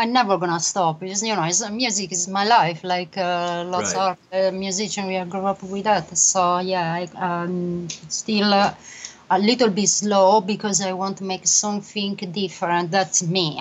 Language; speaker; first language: English; non-native, learner; Italian